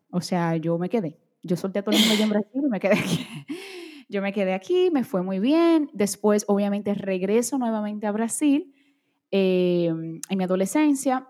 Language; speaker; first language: Spanish; early bilingual, other home language; Portuguese